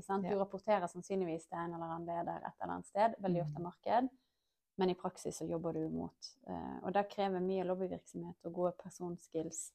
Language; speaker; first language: Norwegian; native; Norwegian